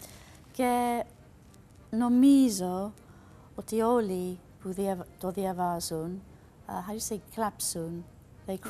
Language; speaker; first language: Greek; non-native, learner; English